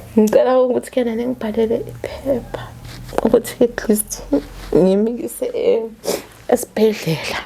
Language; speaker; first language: Zulu; native; Zulu